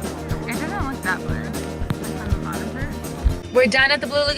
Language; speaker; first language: English; native; English